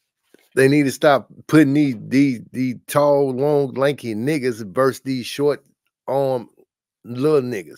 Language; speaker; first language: English; native; English